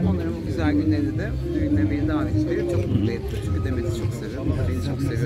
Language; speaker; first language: Turkish; native; Turkish